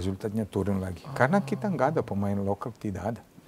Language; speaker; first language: Indonesian; non-native, fluent; Serbian